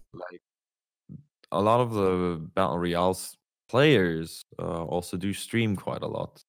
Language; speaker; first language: English; non-native, fluent; German